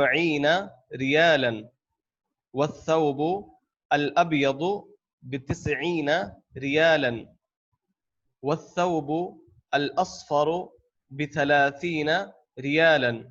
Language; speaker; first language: Arabic; non-native, fluent; Urdu